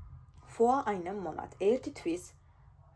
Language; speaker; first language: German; non-native, fluent; Georgian